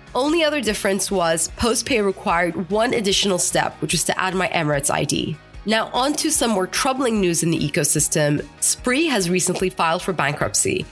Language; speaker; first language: English; non-native, fluent; Arabic